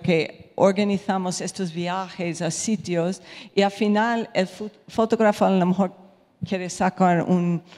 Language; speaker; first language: Spanish; non-native, fluent; English